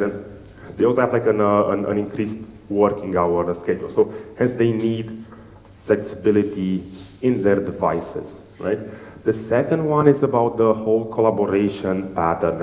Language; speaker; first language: English; non-native, fluent; Romanian